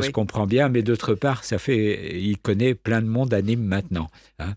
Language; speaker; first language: French; native; French